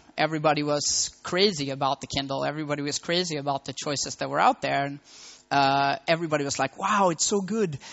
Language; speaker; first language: English; non-native, fluent; Swedish